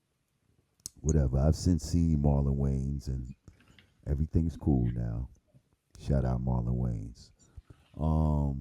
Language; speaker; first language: English; native; English